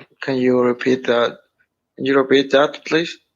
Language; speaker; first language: English; non-native, learner; Spanish